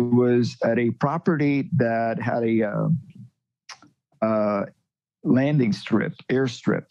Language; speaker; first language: English; native; English